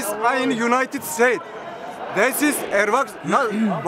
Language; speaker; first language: German; non-native, learner; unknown